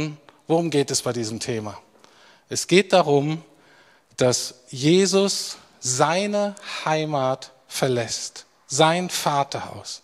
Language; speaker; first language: German; native; German